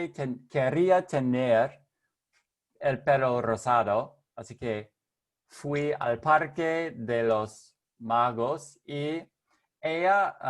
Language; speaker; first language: Spanish; non-native, learner; English